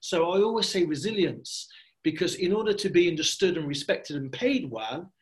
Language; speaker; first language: English; native; English